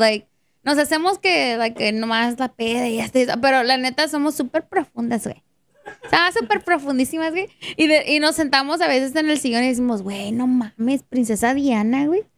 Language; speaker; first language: Spanish; early bilingual, heritage; Spanish